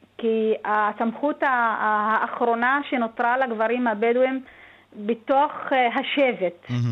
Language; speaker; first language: Hebrew; non-native, local second language; Arabic